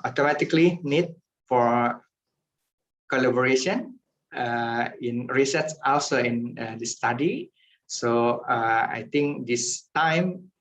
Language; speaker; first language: English; non-native, fluent; Indonesian